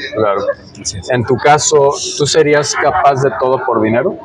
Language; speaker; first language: Spanish; native; Spanish